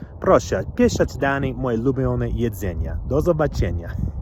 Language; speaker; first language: Polish; non-native, learner; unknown